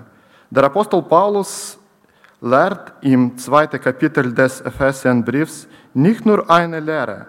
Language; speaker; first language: German; non-native, learner; Ukrainian